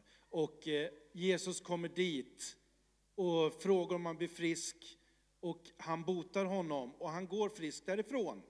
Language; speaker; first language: Swedish; early bilingual, other home language; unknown